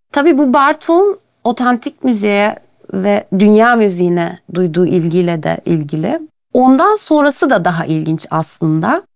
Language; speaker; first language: Turkish; native; Turkish